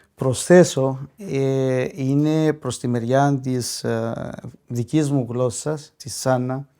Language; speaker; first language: Greek; non-native, local second language; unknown